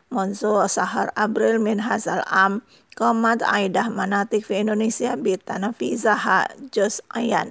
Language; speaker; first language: Arabic; non-native, fluent; Indonesian